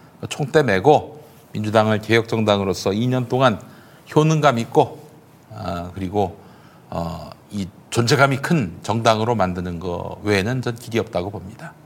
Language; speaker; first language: Korean; native; Korean